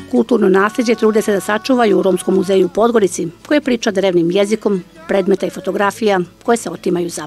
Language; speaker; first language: Serbian; native; Serbian